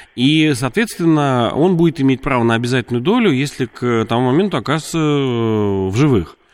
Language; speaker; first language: Russian; native; Russian